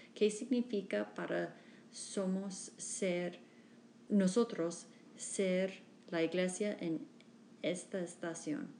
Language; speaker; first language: Spanish; non-native, learner; English